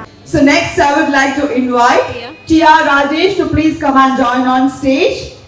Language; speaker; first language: English; non-native, local second language; Malayalam